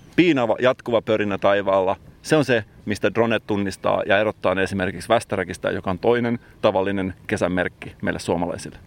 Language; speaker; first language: Finnish; native; Finnish